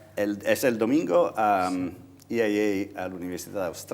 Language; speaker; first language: Spanish; non-native, fluent; Italian